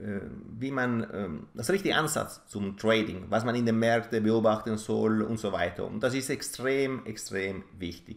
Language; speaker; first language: German; non-native, fluent; Italian